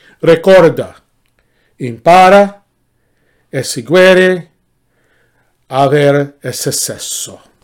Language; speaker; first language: Italian; non-native, learner; English